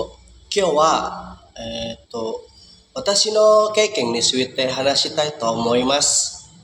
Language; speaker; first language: Japanese; non-native, learner; Indonesian